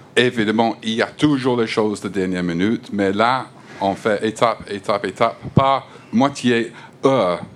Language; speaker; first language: French; non-native, fluent; English